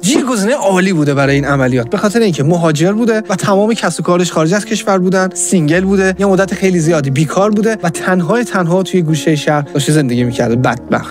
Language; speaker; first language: Persian; native; Persian